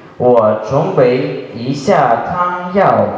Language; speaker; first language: Chinese; non-native, learner; Russian